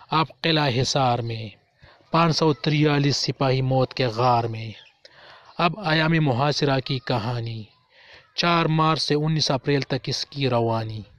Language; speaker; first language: Urdu; non-native, local second language; Pashto